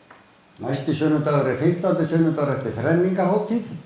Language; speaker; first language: Icelandic; native; Icelandic